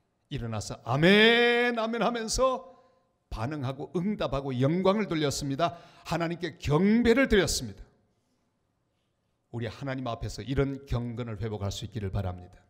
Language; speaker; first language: Korean; native; Korean